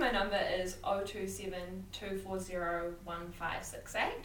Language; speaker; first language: English; native; English